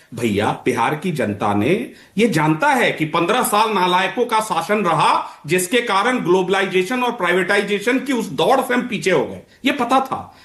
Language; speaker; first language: Hindi; native; Hindi